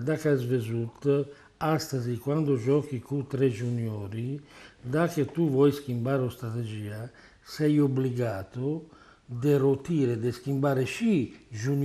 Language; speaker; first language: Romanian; non-native, learner; Italian